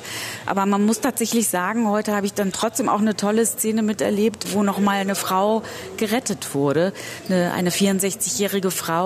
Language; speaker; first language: German; native; German